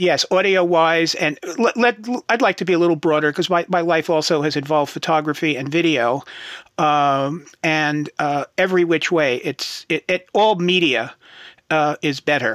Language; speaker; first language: English; native; English